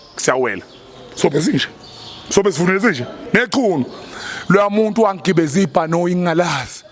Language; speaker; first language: Zulu; native; Zulu